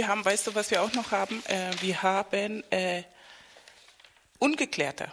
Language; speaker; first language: German; non-native, fluent; Spanish